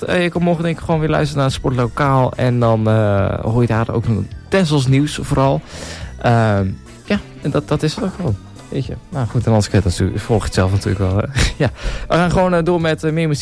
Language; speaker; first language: Dutch; native; Dutch